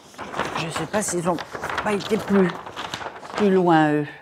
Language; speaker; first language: French; early bilingual, other home language; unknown